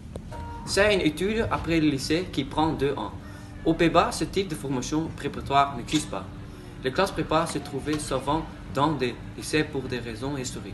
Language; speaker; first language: French; non-native, learner; Dutch